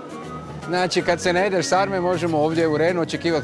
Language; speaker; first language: Croatian; native; Croatian